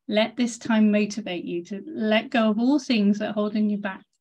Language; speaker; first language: English; native; English